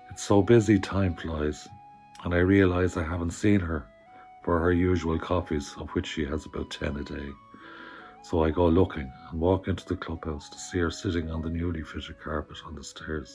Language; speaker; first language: English; native; English